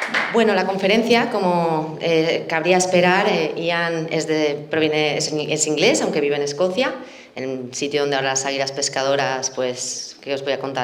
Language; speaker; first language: Spanish; native; Spanish